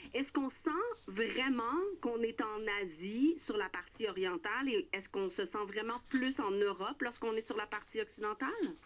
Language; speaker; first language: French; native; French